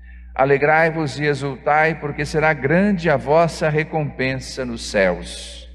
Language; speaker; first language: Portuguese; native; Portuguese